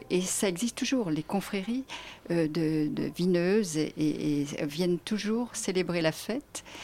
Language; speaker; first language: French; native; French